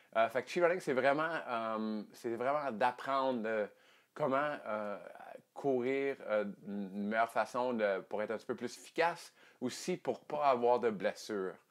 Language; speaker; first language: French; native; French